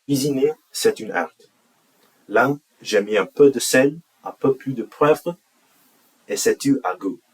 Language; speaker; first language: French; non-native, learner; English